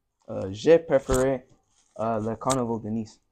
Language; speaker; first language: French; non-native, learner; English